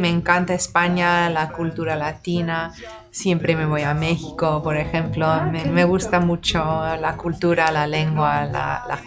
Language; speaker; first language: Spanish; non-native, fluent; English